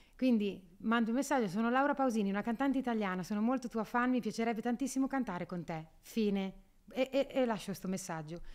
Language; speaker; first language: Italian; native; Italian